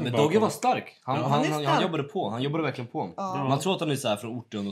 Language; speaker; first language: Swedish; early bilingual, other home language; Russian